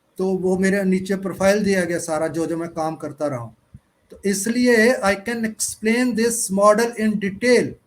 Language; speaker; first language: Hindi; native; Hindi